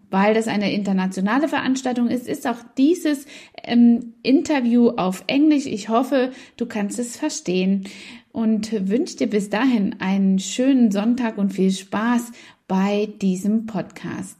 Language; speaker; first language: German; native; German